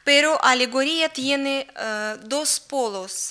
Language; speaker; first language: Spanish; non-native, learner; Russian